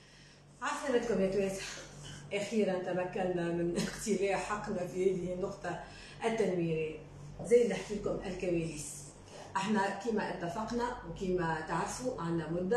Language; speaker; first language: Arabic; native; Arabic